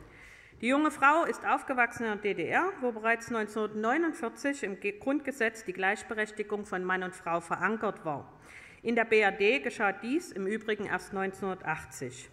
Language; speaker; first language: German; native; German